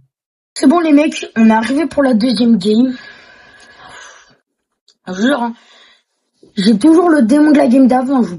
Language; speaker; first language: French; native; French